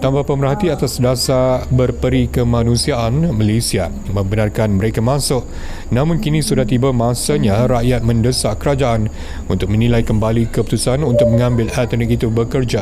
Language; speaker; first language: Malay; native; Malay